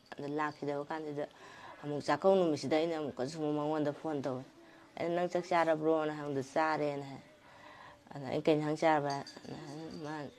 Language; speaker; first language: Manipuri; native; Manipuri